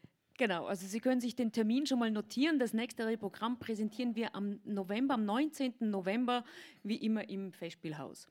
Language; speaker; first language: German; native; German